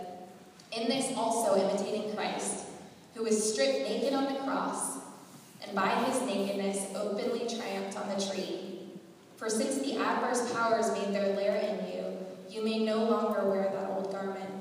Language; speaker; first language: English; native; English